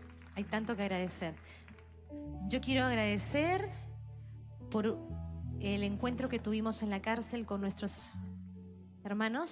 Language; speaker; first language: Spanish; native; Spanish